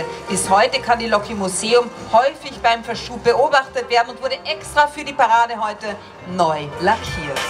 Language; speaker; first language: German; native; German